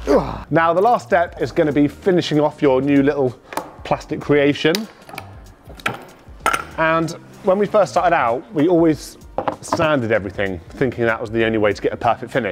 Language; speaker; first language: English; native; English